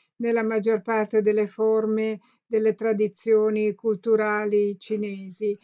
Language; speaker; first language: Italian; native; Italian